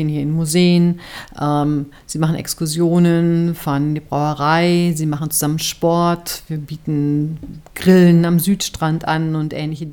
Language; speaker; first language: German; native; German